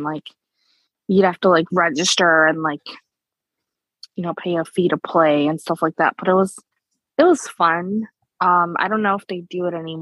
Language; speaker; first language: English; early bilingual, other home language; Spanish